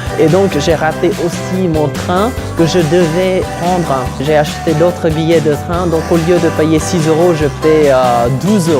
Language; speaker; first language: French; non-native, fluent; Vietnamese